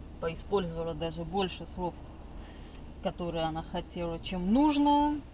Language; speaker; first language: Russian; native; Russian